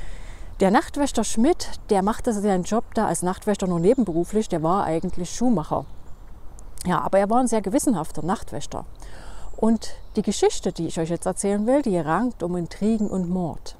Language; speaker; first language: German; native; German